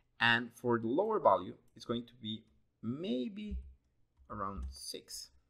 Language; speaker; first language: English; non-native, fluent; Spanish